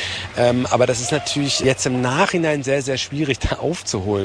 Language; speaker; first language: German; native; German